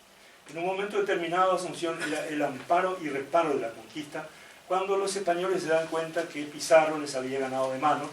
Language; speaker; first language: Spanish; native; Spanish